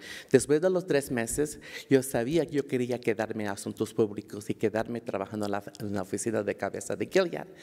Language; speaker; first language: Spanish; early bilingual, heritage; Spanish